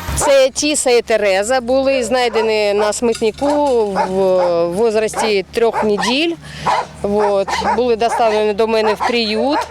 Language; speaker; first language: Ukrainian; non-native, learner; Uzbek